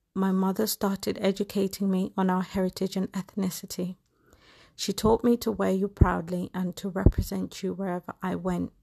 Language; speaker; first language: English; native; English